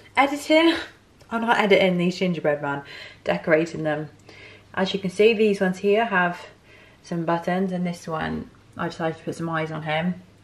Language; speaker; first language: English; native; English